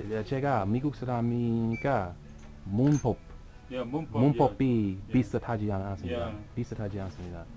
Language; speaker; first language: Korean; non-native, learner; English